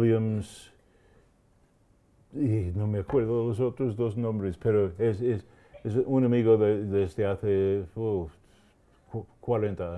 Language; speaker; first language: Spanish; non-native, fluent; English